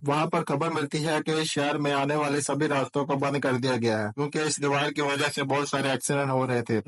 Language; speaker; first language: Hindi; native; Hindi